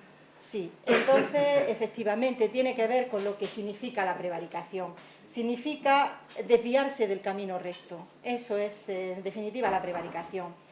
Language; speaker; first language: Spanish; native; Spanish